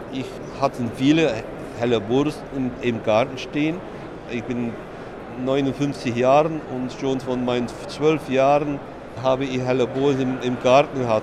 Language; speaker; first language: German; non-native, fluent; Dutch